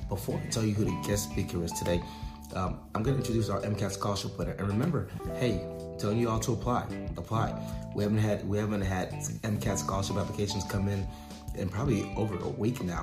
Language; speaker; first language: English; native; English